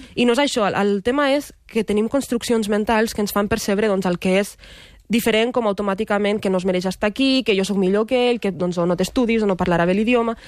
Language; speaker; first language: Catalan; early bilingual, other home language; Arabic